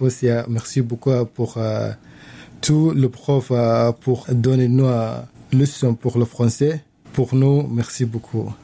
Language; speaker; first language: French; non-native, learner; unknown